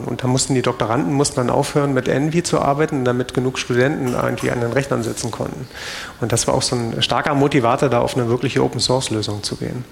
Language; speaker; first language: German; native; German